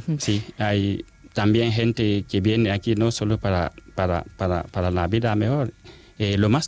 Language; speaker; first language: Spanish; non-native, fluent; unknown